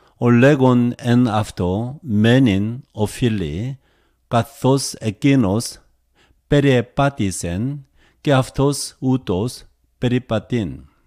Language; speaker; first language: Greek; non-native, learner; Korean